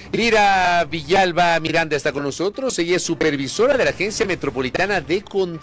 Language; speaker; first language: Spanish; native; Spanish